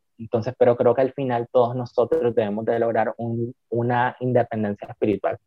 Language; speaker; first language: Spanish; native; Spanish